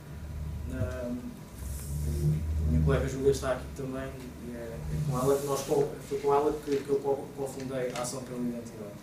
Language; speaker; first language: Portuguese; native; Portuguese